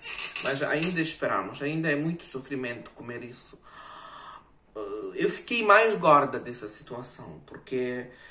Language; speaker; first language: Portuguese; non-native, fluent; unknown